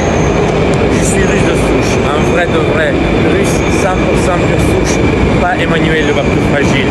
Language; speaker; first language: French; non-native, fluent; Russian